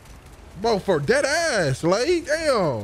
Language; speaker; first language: English; native; English